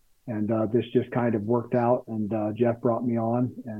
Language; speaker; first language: English; native; English